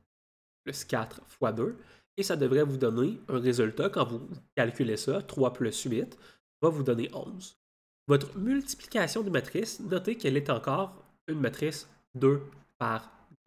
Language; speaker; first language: French; native; French